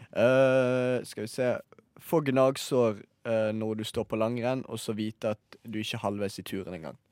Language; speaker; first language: Norwegian; native; Norwegian